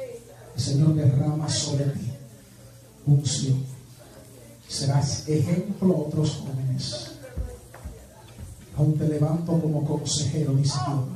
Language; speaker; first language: Spanish; native; Spanish